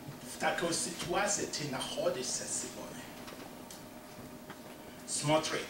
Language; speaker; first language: Russian; non-native, fluent; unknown